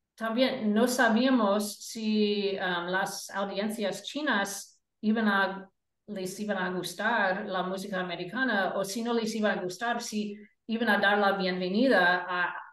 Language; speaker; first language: Spanish; non-native, fluent; English